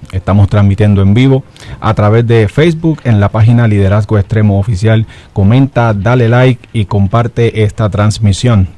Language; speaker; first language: Spanish; native; Spanish